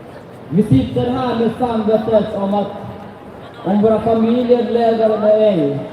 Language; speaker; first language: Swedish; early bilingual, other home language; Tigrinya